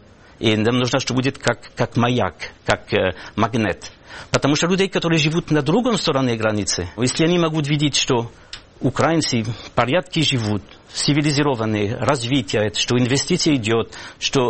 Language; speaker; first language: Russian; non-native, fluent; French